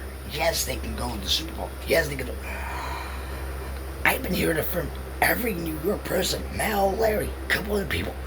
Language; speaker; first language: English; native; English